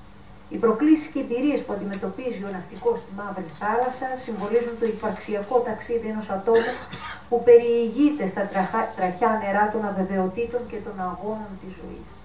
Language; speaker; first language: Greek; native; Greek